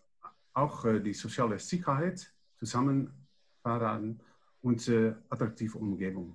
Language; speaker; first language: German; non-native, learner; Dutch